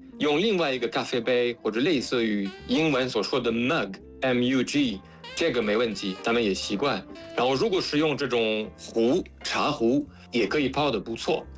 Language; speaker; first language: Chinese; non-native, fluent; French